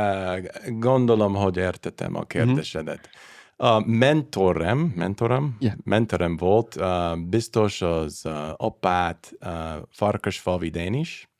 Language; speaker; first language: Hungarian; non-native, learner; English